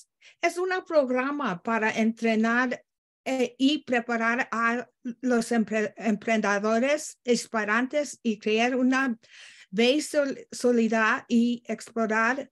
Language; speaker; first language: Spanish; non-native, learner; English